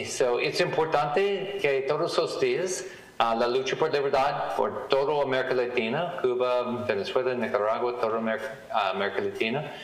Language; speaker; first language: Spanish; non-native, learner; English